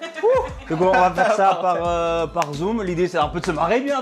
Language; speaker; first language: French; native; French